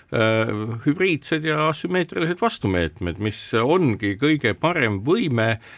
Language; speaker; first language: Estonian; native; Estonian